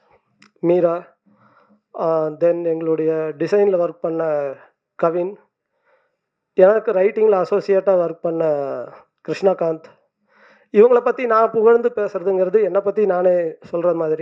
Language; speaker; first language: Tamil; native; Tamil